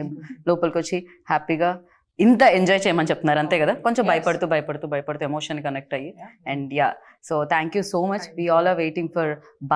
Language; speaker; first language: Telugu; native; Telugu